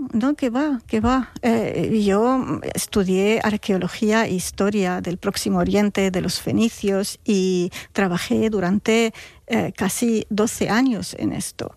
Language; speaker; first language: Spanish; non-native, fluent; Arabic